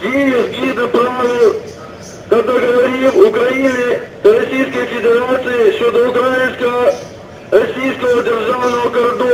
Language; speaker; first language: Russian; non-native, local second language; Ukrainian